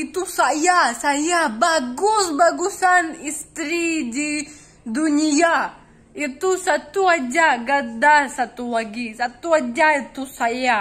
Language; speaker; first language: Indonesian; non-native, learner; Russian